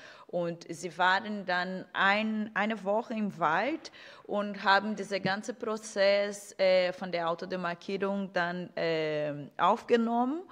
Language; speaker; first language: German; non-native, fluent; Portuguese